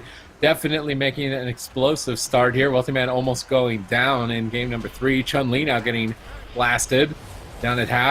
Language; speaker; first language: English; native; English